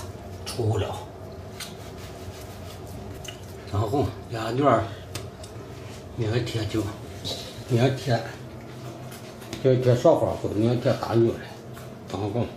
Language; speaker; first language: Chinese; native; Chinese